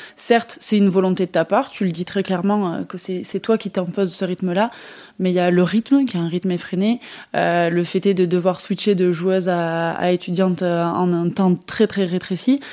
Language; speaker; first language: French; native; French